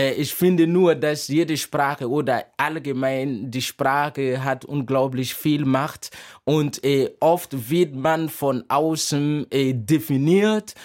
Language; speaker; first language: German; non-native, fluent; Mossi